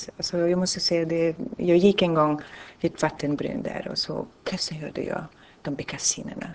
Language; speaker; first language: Swedish; non-native, fluent; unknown